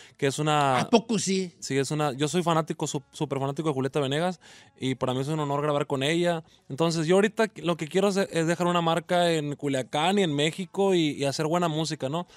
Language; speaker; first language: Spanish; native; Spanish